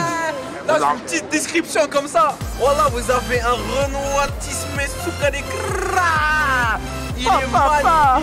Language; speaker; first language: French; native; French